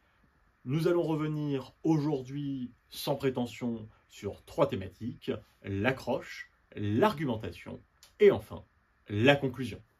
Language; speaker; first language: French; native; French